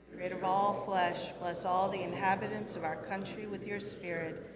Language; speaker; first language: English; native; English